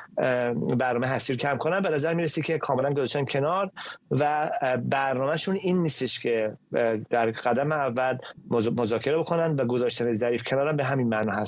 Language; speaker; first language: Persian; native; Persian